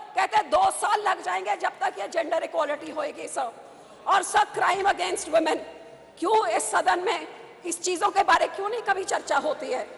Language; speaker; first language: Hindi; non-native, local second language; Punjabi